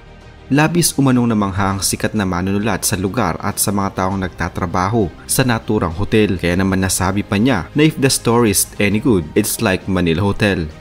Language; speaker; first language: Filipino; native; Filipino